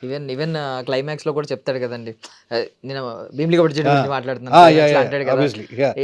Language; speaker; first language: Telugu; native; Telugu